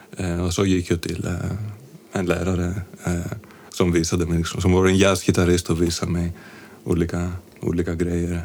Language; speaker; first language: Swedish; non-native, fluent; Greek